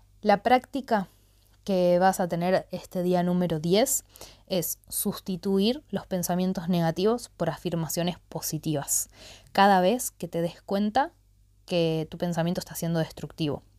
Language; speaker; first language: Spanish; native; Spanish